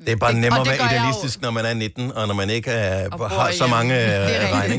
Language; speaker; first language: Danish; native; Danish